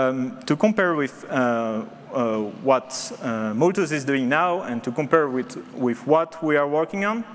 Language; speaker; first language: English; non-native, fluent; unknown